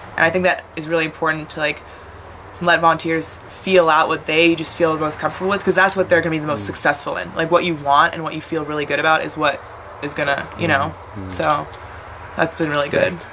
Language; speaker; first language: English; native; English